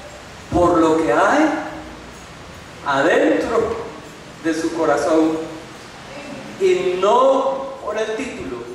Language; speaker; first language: Spanish; native; Spanish